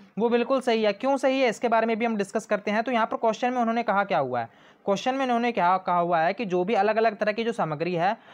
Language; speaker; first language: Hindi; non-native, local second language; Punjabi